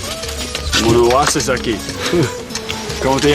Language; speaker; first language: Spanish; non-native, learner; English